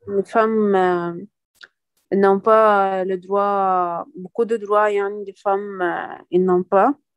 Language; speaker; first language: French; non-native, learner; Arabic